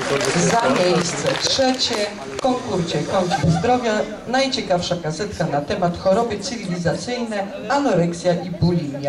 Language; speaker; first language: Polish; native; Polish